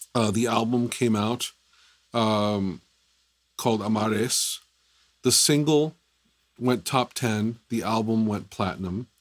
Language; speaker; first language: English; native; English